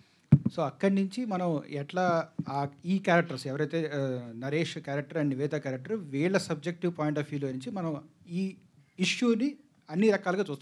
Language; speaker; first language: Telugu; native; Telugu